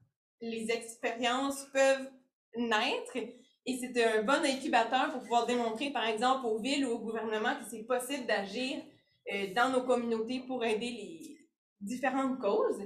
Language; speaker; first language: French; native; French